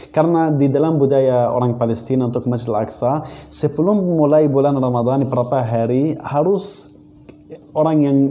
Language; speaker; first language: Malay; non-native, fluent; Arabic